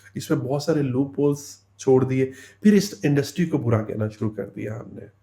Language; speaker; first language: Urdu; native; Urdu